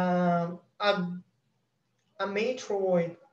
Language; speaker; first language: English; non-native, fluent; Portuguese